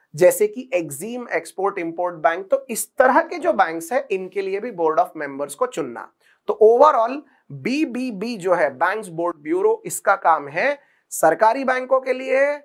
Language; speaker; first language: Hindi; non-native, local second language; Marathi